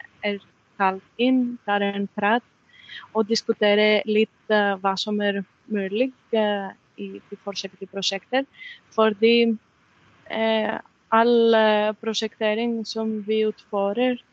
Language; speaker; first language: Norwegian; non-native, fluent; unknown